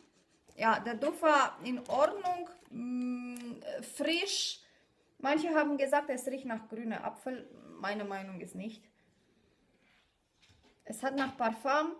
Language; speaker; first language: German; non-native, fluent; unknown